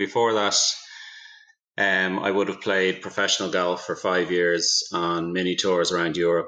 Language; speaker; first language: English; native; English